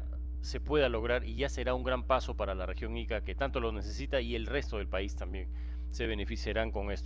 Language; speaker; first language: Spanish; native; Spanish